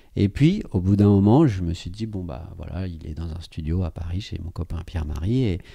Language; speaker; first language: French; native; French